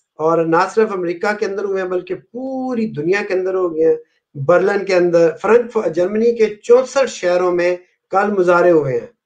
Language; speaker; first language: Urdu; non-native, local second language; Punjabi